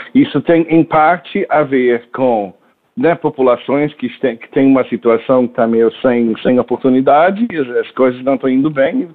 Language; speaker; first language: Portuguese; non-native, fluent; German